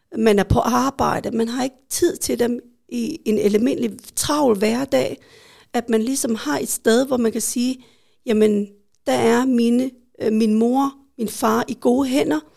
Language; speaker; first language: Danish; early bilingual, other home language; Vietnamese